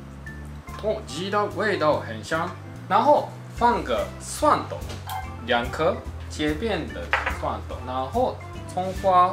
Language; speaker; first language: Chinese; non-native, fluent; Japanese